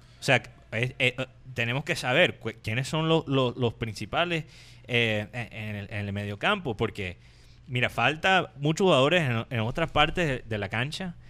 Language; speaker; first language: Spanish; non-native, fluent; English